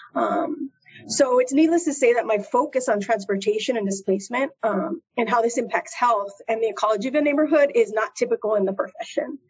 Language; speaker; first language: English; native; English